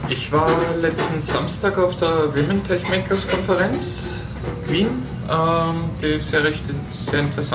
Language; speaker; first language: German; native; German